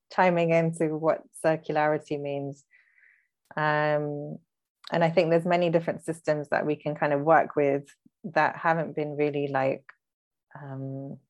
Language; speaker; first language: English; early bilingual, other home language; Hindi